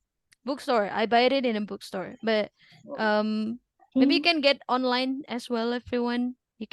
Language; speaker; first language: English; non-native, fluent; Indonesian